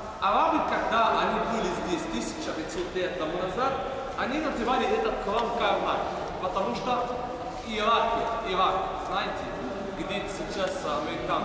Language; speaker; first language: Russian; non-native, learner; Arabic